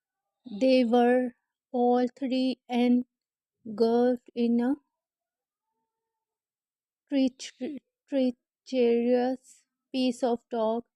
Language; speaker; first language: English; non-native, learner; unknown